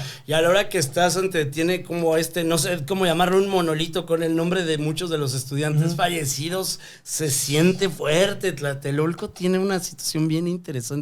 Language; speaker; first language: Spanish; native; Spanish